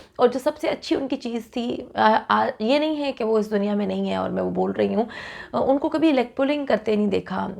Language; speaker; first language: Urdu; native; Urdu